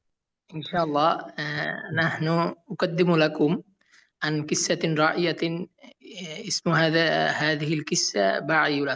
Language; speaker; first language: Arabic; non-native, learner; Bangla